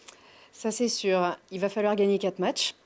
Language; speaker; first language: French; native; French